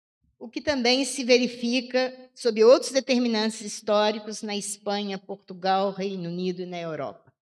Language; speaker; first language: Portuguese; native; Portuguese